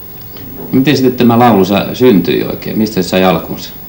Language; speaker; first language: Finnish; native; Finnish